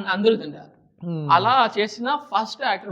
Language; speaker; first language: Telugu; non-native, learner; Tamil